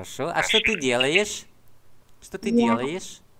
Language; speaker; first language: Russian; non-native, fluent; Vietnamese